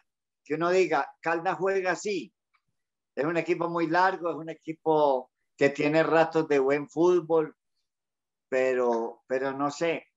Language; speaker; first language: Spanish; native; Spanish